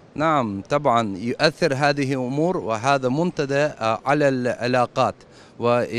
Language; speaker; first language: Arabic; non-native, fluent; Russian